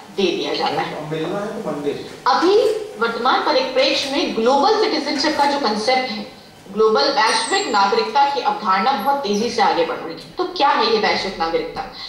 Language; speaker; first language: Hindi; native; Hindi